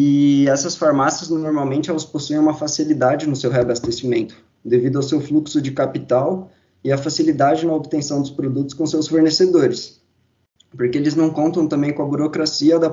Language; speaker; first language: Portuguese; native; Portuguese